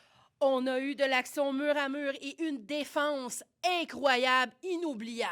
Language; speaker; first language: French; native; French